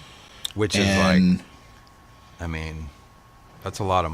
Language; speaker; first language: English; native; English